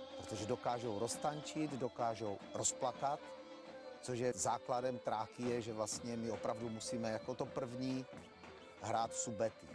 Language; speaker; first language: Czech; early bilingual, other home language; Greek